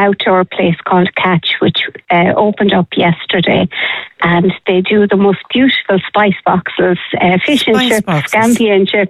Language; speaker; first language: English; native; English